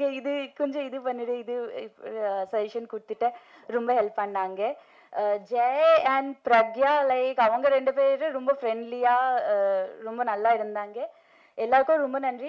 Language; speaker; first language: Tamil; non-native, fluent; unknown